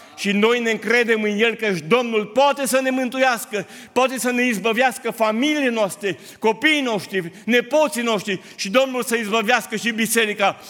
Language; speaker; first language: Romanian; non-native, local second language; Hungarian